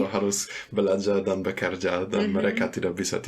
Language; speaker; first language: Indonesian; non-native, fluent; German